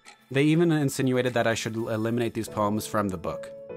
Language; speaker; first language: English; native; English